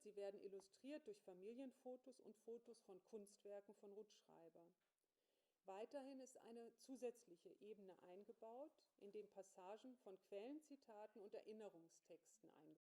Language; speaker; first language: German; native; German